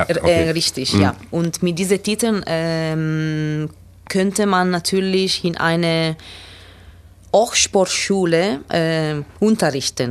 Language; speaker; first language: German; non-native, learner; Italian